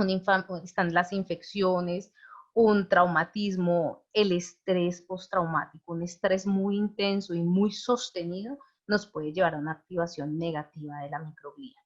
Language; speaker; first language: Spanish; native; Spanish